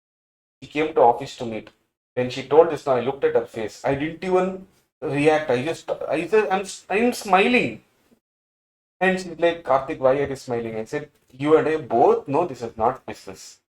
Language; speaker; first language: English; non-native, local second language; Tamil